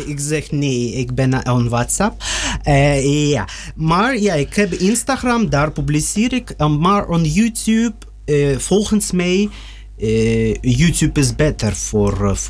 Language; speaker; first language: Dutch; non-native, learner; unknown